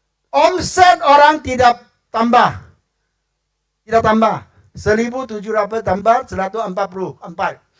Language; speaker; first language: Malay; non-native, local second language; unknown